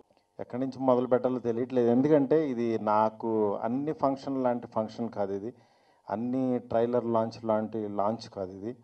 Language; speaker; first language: Telugu; native; Telugu